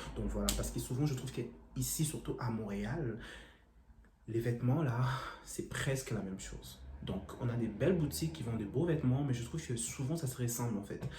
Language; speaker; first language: French; non-native, local second language; Lingala